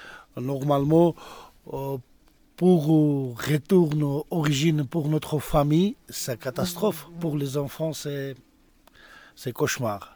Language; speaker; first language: French; non-native, learner; Georgian